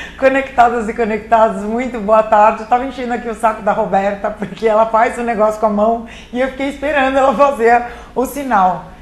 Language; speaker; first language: Portuguese; native; Portuguese